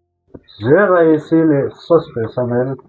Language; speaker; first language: French; non-native, local second language; Malagasy